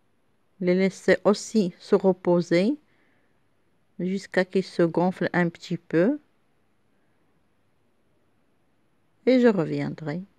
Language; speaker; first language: French; non-native, local second language; Arabic